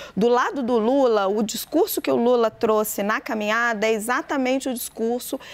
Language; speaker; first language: Portuguese; native; Portuguese